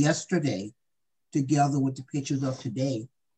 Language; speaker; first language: English; native; English